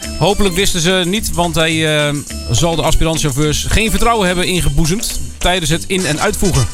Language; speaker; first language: Dutch; native; Dutch